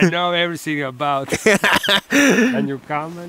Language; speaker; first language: English; non-native, learner; Latvian